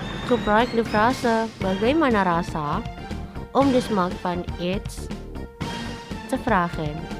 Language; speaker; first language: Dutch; non-native, learner; Indonesian